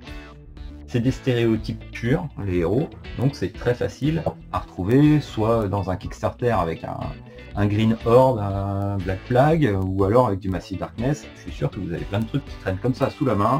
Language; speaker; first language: French; native; French